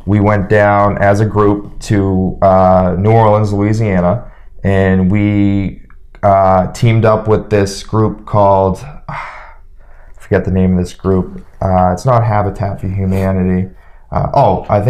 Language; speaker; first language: English; native; English